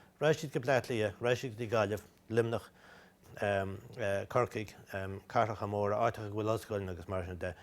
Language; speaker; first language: Irish; native; Irish